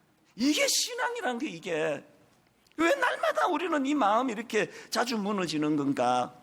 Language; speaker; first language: Korean; native; Korean